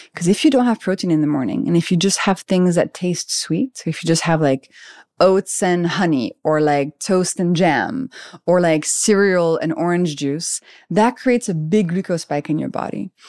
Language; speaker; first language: English; non-native, fluent; French